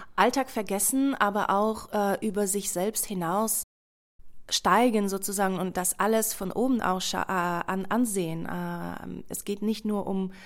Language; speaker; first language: German; non-native, fluent; Russian